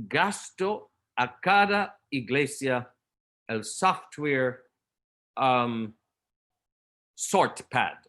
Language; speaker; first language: Spanish; non-native, learner; Portuguese